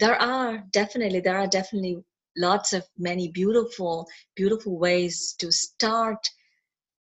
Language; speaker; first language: English; non-native, local second language; Malayalam